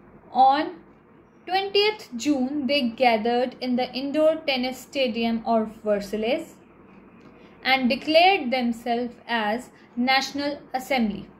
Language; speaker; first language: English; non-native, local second language; Hindi